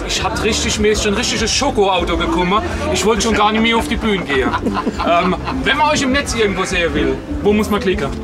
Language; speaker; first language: German; native; German